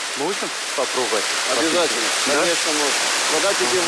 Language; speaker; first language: Russian; native; Russian